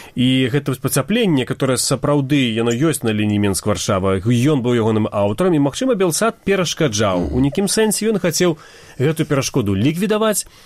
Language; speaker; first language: Belarusian; native; Belarusian